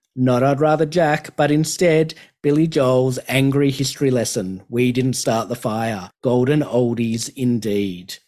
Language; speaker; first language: English; native; English